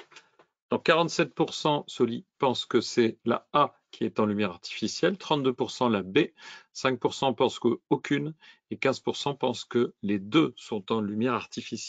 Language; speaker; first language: French; native; French